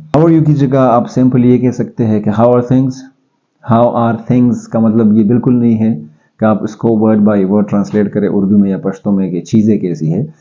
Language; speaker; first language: Urdu; non-native, local second language; Pashto